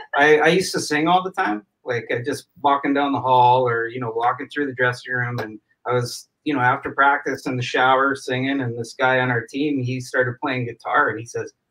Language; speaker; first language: English; native; English